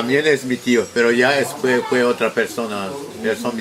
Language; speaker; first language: Spanish; non-native, local second language; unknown